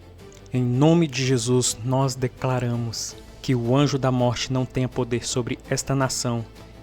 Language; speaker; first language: Portuguese; native; Portuguese